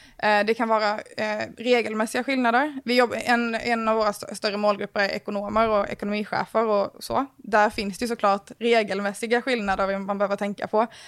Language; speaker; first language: Swedish; native; Swedish